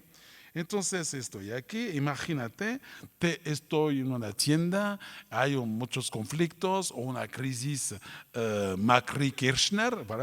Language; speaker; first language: Spanish; non-native, fluent; French